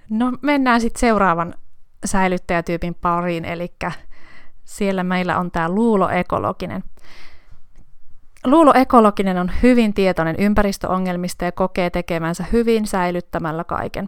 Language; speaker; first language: Finnish; native; Finnish